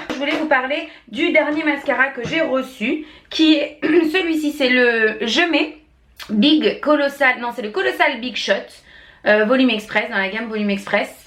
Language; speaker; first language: French; native; French